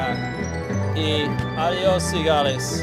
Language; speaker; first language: Spanish; non-native, learner; English